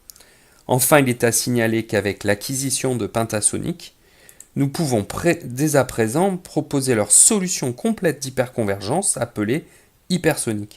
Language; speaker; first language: French; native; French